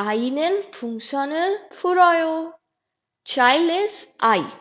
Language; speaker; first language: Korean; non-native, fluent; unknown